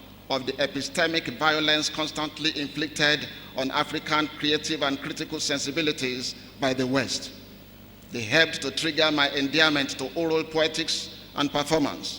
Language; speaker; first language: English; non-native, local second language; Yoruba